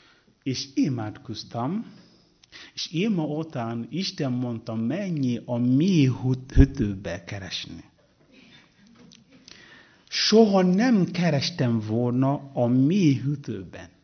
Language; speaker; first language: Hungarian; non-native, learner; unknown